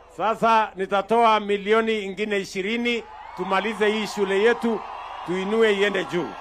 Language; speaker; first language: Swahili; non-native, local second language; Kalenjin